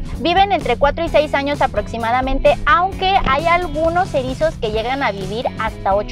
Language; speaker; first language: Spanish; native; Spanish